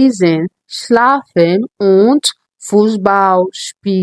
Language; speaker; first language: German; non-native, learner; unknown